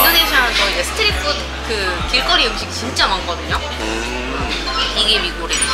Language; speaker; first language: Korean; non-native, local second language; Indonesian